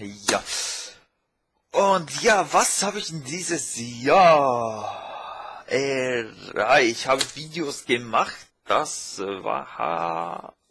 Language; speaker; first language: German; non-native, fluent; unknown